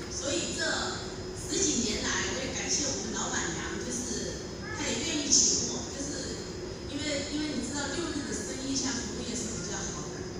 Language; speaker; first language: Chinese; native; Chinese